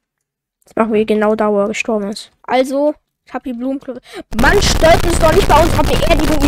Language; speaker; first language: German; native; German